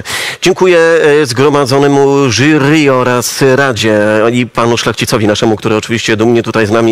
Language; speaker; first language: Polish; native; Polish